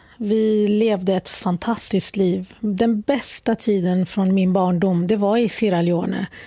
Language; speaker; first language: Swedish; early bilingual, other home language; Arabic